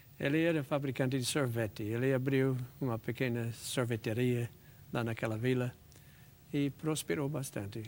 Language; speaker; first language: Portuguese; non-native, fluent; English